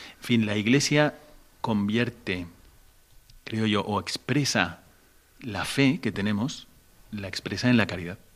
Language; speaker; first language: Spanish; native; Spanish